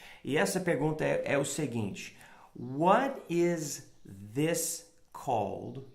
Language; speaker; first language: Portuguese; non-native, fluent; English